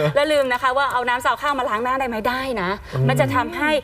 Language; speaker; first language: Thai; native; Thai